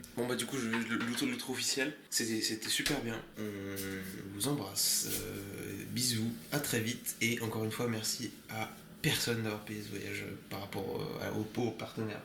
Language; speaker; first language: French; native; French